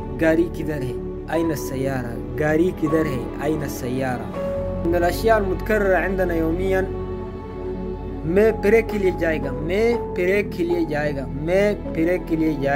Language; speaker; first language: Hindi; non-native, learner; Arabic